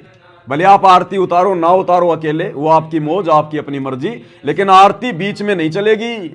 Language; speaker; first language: Hindi; native; Hindi